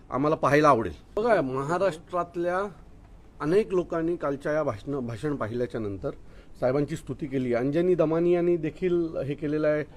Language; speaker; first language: Marathi; native; Marathi